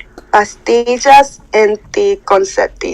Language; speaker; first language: Spanish; non-native, learner; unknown